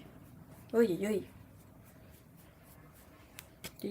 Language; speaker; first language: French; native; French